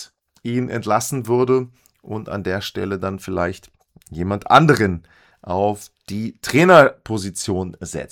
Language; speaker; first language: German; native; German